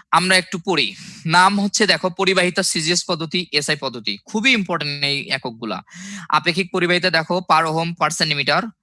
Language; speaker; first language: Bangla; native; Bangla